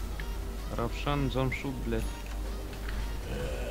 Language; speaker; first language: Russian; native; Russian